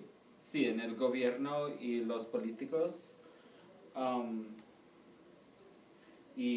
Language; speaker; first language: Spanish; non-native, learner; English